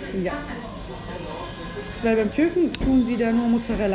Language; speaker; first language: German; early bilingual, other home language; Arabic